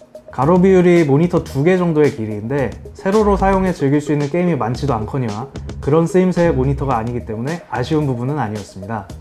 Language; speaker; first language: Korean; native; Korean